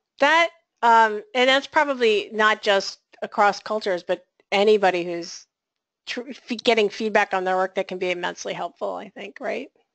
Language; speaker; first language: English; native; English